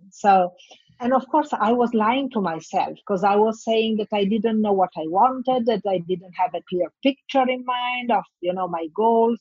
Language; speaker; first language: English; non-native, fluent; Italian